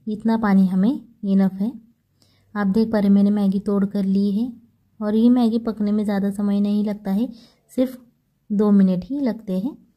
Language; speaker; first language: Hindi; non-native, local second language; Marathi